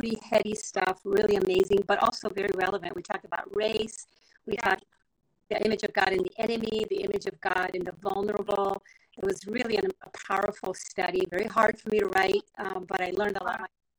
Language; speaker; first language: English; non-native, fluent; Spanish